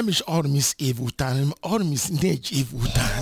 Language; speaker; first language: Hungarian; non-native, fluent; Yoruba